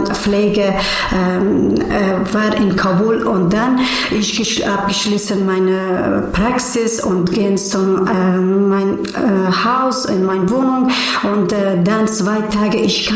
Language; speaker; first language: German; non-native, learner; Persian